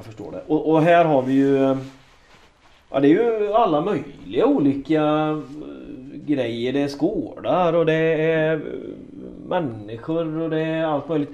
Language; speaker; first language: Swedish; native; Swedish